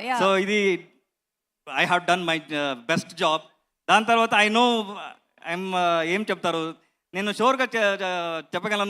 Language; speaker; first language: Telugu; non-native, learner; Kannada